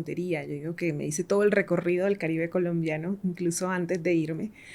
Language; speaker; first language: Spanish; native; Spanish